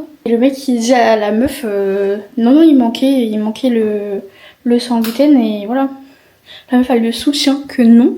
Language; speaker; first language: French; native; French